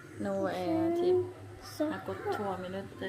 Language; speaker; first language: Swedish; non-native, fluent; Thai